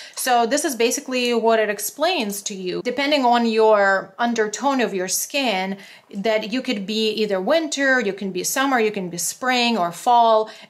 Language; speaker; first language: English; non-native, fluent; Russian